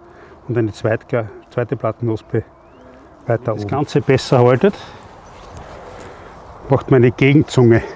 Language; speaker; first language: German; native; German